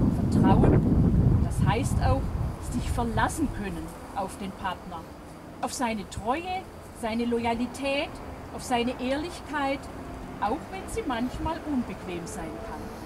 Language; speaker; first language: German; native; German